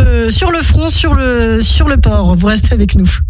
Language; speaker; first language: French; native; French